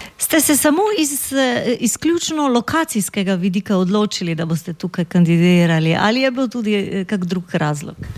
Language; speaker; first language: Slovenian; native; Slovenian